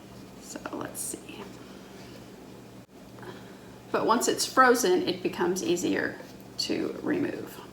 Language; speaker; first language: English; native; English